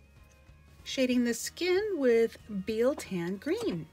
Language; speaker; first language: English; native; English